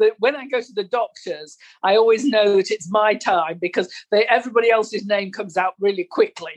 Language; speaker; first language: English; native; English